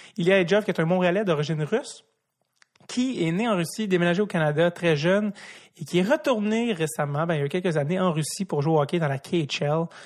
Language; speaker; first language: French; native; French